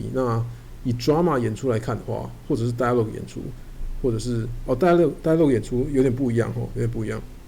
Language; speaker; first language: Chinese; native; Chinese